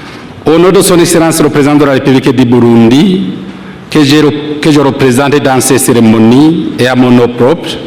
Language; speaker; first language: French; non-native, local second language; Rundi